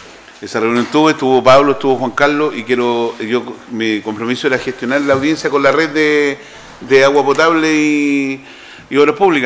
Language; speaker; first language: Spanish; native; Spanish